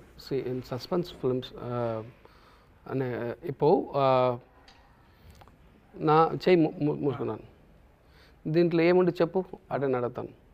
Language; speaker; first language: Telugu; non-native, learner; Tamil